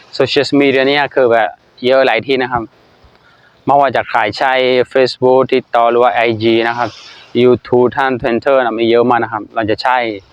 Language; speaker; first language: Thai; non-native, fluent; Burmese